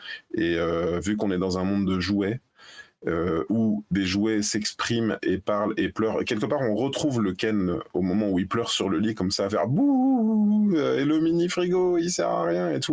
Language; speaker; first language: French; native; French